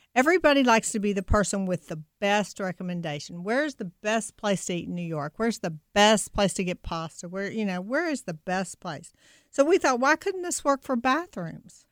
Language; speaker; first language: English; native; English